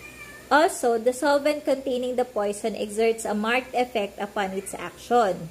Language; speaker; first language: English; non-native, local second language; Filipino